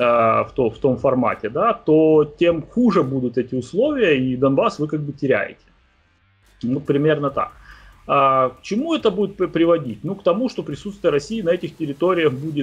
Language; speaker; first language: Russian; native; Russian